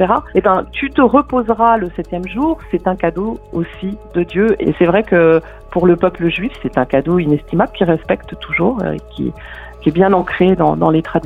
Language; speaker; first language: French; native; French